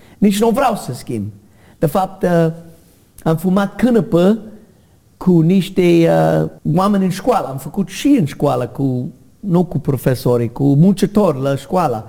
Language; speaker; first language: Romanian; non-native, learner; English